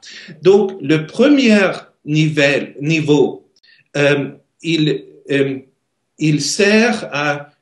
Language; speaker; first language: French; non-native, learner; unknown